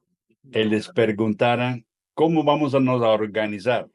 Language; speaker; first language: Portuguese; non-native, fluent; Spanish